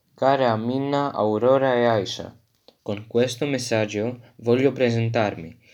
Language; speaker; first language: Italian; non-native, learner; French